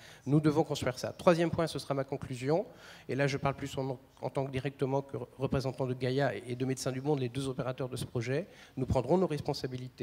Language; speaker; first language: French; native; French